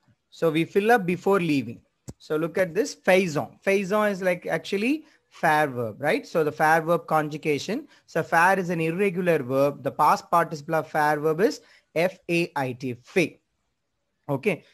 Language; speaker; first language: English; non-native, local second language; Tamil